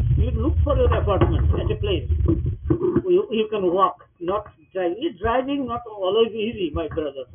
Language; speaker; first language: English; non-native, local second language; Bangla